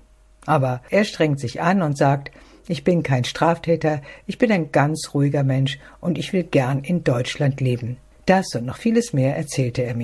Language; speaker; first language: German; native; German